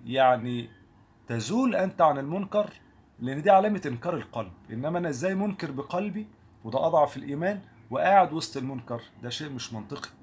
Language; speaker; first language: Arabic; native; Arabic